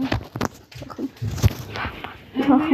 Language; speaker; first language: Turkish; non-native, learner; Azerbaijani